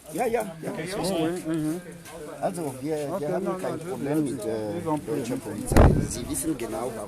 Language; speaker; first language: German; non-native, learner; French